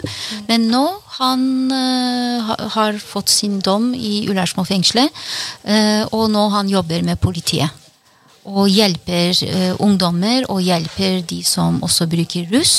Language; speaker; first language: Norwegian; non-native, fluent; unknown